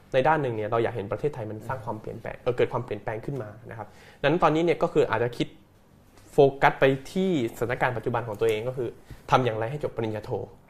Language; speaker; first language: Thai; native; Thai